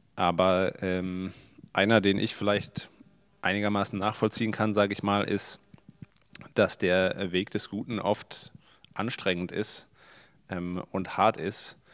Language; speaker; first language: German; native; German